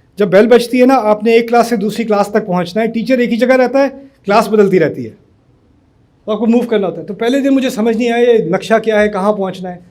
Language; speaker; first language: Urdu; native; Urdu